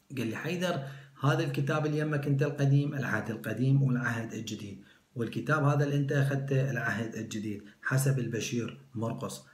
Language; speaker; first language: Arabic; non-native, local second language; Kurdish